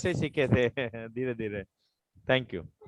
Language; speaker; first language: Hindi; native; Hindi